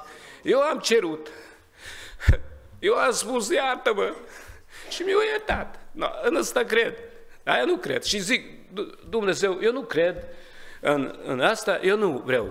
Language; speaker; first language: Romanian; non-native, learner; Hungarian